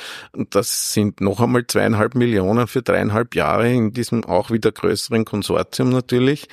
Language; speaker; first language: German; native; German